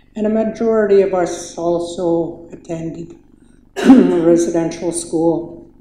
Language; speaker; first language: English; native; English